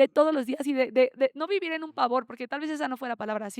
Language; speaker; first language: Spanish; native; Spanish